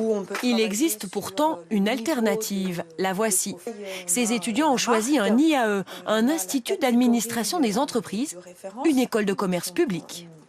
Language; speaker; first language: French; native; French